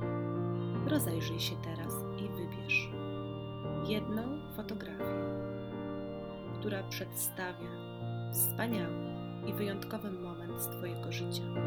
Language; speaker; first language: Polish; native; Polish